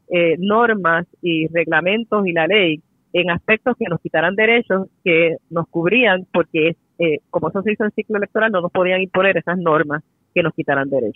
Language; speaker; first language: Spanish; native; Spanish